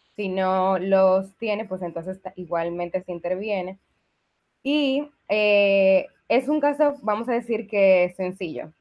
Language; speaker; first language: Spanish; native; Spanish